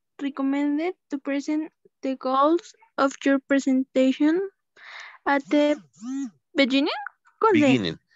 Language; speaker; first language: English; non-native, learner; Spanish